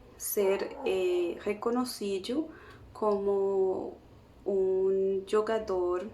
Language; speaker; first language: Portuguese; non-native, learner; Spanish